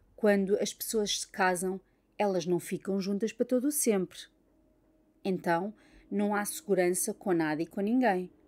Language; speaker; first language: Portuguese; native; Portuguese